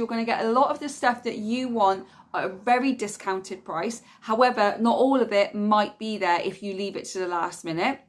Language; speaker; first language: English; native; English